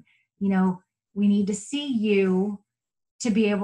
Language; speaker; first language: English; native; English